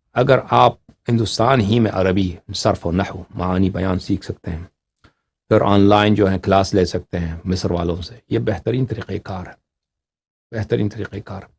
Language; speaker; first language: Urdu; native; Urdu